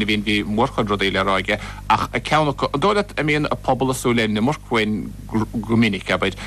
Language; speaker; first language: Irish; native; Irish